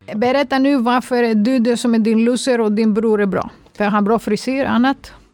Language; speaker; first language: Swedish; non-native, fluent; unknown